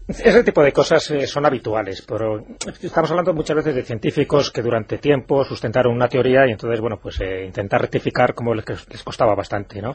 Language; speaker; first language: Spanish; native; Spanish